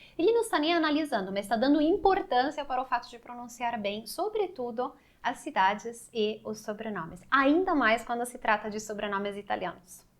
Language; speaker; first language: Portuguese; non-native, fluent; Italian